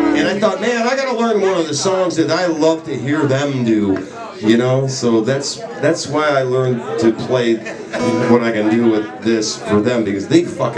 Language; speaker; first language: English; native; English